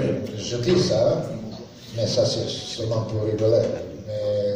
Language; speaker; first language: French; non-native, learner; Serbian